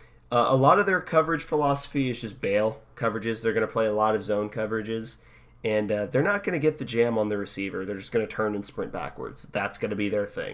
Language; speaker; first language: English; native; English